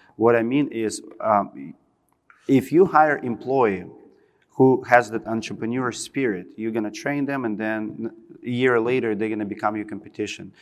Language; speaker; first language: English; non-native, fluent; Russian